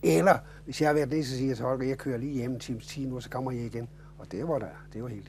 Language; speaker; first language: Danish; native; Danish